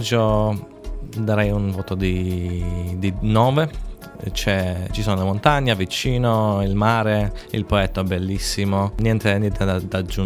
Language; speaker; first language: Italian; non-native, fluent; Polish